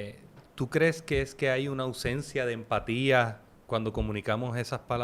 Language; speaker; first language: Spanish; native; Spanish